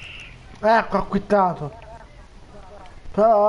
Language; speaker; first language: Italian; native; Italian